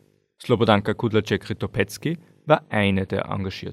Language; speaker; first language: German; native; German